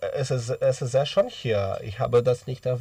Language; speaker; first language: German; non-native, learner; Russian